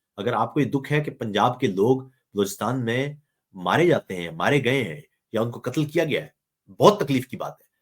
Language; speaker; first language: Urdu; non-native, local second language; Punjabi